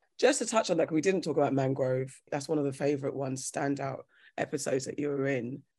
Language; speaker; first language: English; native; English